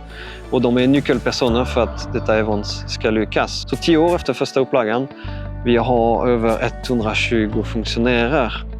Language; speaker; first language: Swedish; non-native, fluent; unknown